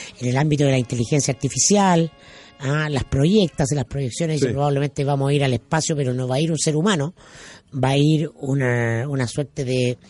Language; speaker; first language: Spanish; native; Spanish